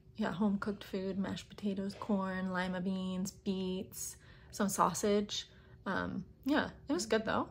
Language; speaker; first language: English; native; English